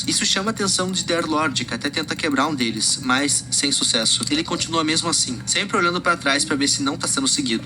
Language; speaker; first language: Portuguese; native; Portuguese